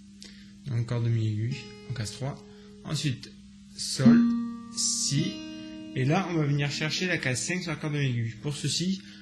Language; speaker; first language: French; native; French